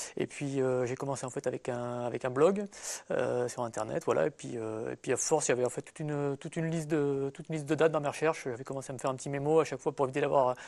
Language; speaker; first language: French; native; French